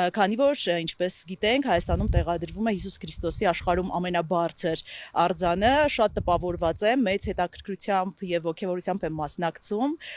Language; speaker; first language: Armenian; native; Armenian